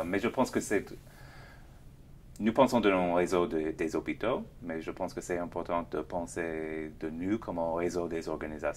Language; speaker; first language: French; non-native, fluent; English